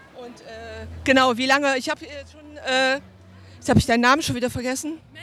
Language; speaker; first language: German; native; German